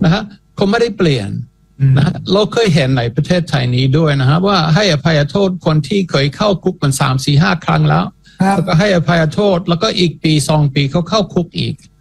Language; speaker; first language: Thai; non-native, fluent; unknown